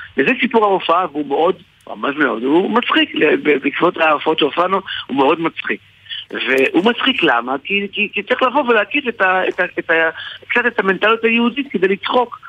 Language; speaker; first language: Hebrew; native; Hebrew